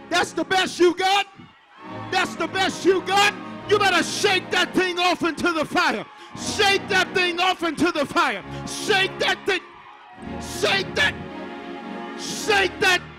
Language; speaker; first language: English; native; English